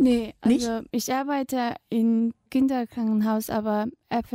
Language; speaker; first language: German; non-native, fluent; Tibetan